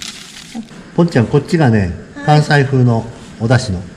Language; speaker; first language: Japanese; native; Japanese